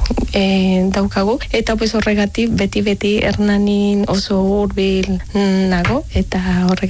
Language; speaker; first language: Basque; non-native, learner; Spanish